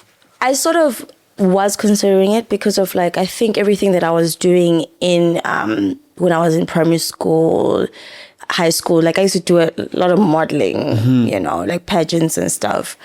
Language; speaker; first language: English; non-native, local second language; Zulu